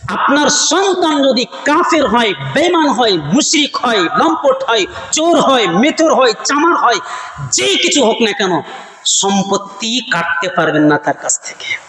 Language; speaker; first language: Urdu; non-native, local second language; Bangla